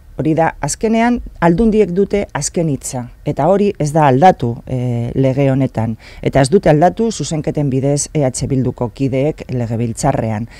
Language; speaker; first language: Basque; non-native, local second language; Spanish